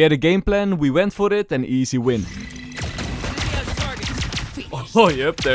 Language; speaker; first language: English; non-native, fluent; Dutch